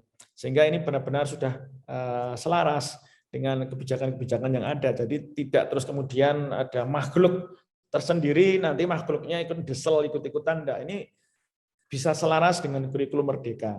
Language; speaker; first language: Indonesian; native; Indonesian